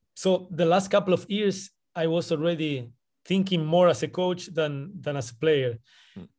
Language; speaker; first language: English; non-native, fluent; Spanish